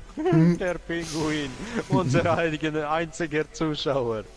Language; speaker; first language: German; native; German